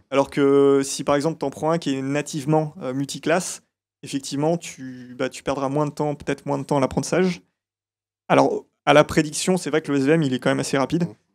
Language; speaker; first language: French; native; French